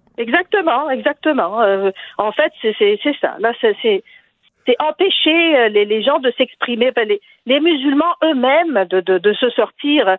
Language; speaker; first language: French; non-native, local second language; Arabic